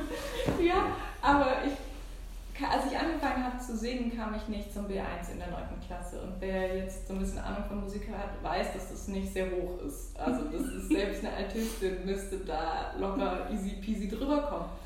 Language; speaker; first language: German; native; German